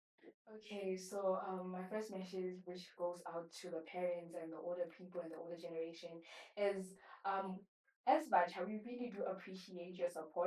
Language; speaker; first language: English; non-native, local second language; Southern Sotho